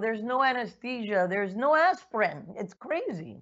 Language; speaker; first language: English; early bilingual, other home language; Spanish